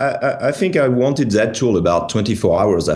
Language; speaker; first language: English; non-native, fluent; French